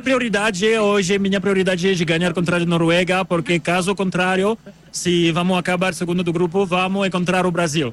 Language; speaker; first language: Portuguese; non-native, learner; French